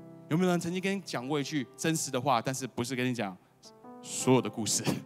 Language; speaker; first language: Chinese; early bilingual, heritage; Chinese